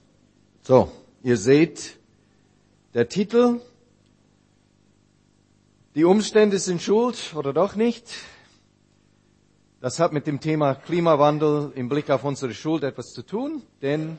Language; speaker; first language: German; non-native, fluent; English